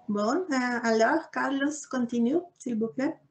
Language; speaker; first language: French; non-native, learner; Spanish